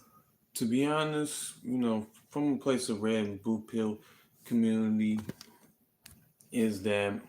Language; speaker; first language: English; native; English